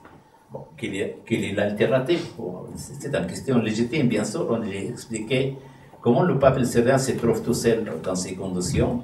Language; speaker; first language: French; non-native, fluent; Arabic